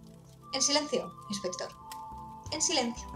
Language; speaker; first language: Spanish; native; Spanish